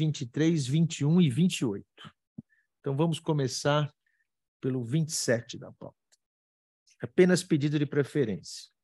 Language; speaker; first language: Portuguese; native; Portuguese